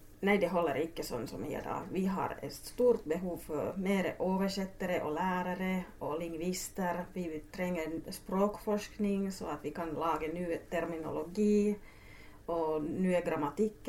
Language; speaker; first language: Norwegian; non-native, fluent; Finnish